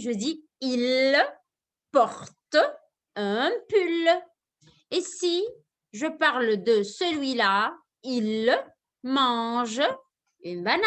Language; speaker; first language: French; non-native, fluent; Arabic